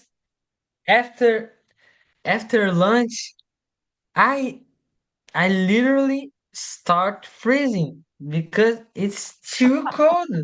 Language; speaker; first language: English; non-native, learner; Portuguese